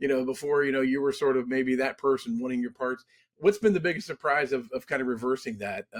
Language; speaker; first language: English; native; English